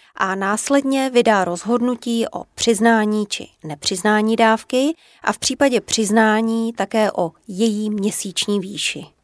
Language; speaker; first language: Czech; native; Czech